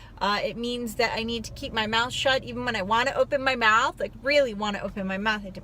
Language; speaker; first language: English; native; English